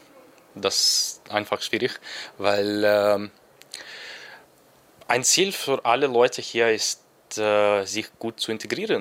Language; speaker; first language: German; non-native, learner; Ukrainian